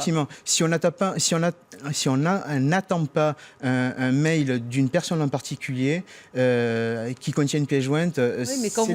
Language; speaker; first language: French; native; French